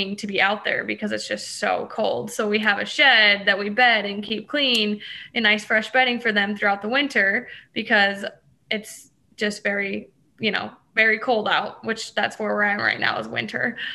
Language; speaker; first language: English; native; English